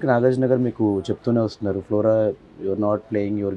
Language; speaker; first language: Telugu; native; Telugu